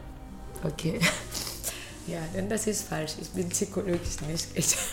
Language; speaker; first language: German; non-native, learner; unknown